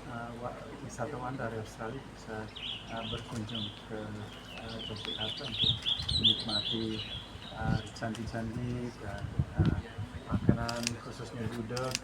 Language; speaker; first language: Indonesian; non-native, fluent; English